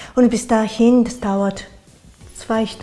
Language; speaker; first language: German; non-native, fluent; Japanese